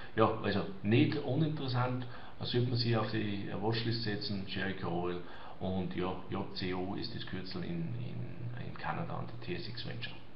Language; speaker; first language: German; native; German